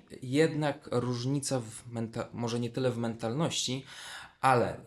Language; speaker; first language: Polish; non-native, fluent; Belarusian